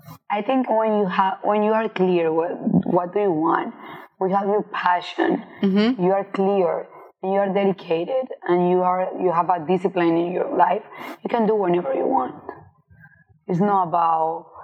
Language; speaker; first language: English; non-native, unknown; Spanish